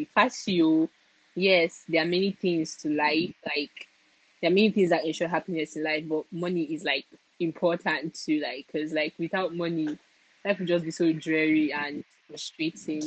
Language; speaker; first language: English; non-native, local second language; Igbo